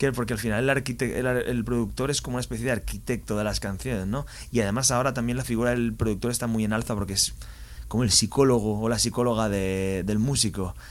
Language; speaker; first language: Spanish; native; Spanish